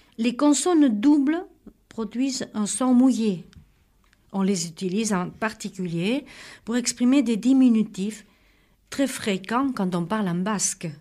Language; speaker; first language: French; native; French